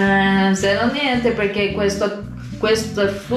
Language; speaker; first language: Italian; non-native, learner; Portuguese